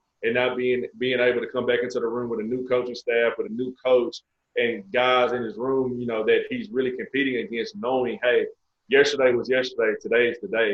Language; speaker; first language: English; native; English